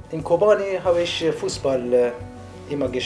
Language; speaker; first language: German; non-native, learner; Kurdish